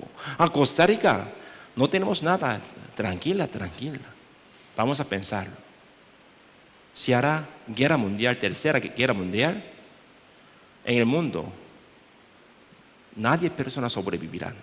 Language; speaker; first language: Spanish; non-native, learner; Korean